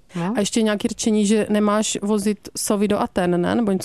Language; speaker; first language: Czech; native; Czech